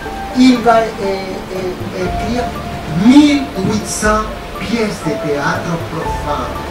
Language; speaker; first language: French; non-native, fluent; Spanish